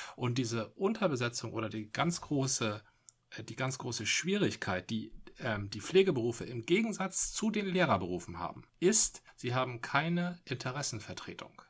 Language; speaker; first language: German; native; German